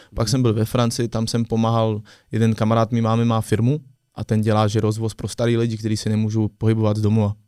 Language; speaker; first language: Czech; non-native, fluent; French